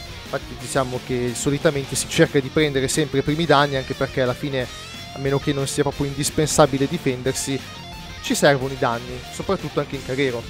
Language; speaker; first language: Italian; native; Italian